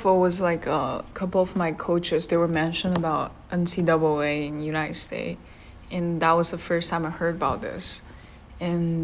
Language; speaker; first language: English; non-native, fluent; Chinese